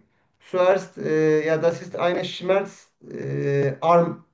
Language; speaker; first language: German; non-native, learner; Turkish